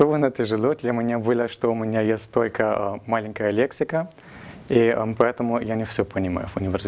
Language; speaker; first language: Russian; non-native, learner; German